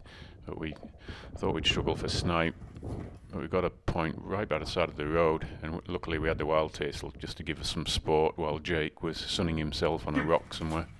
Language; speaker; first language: English; native; English